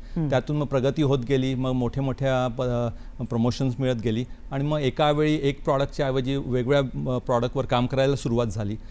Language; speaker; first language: Marathi; native; Marathi